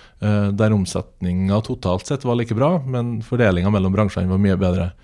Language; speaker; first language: Norwegian; native; Norwegian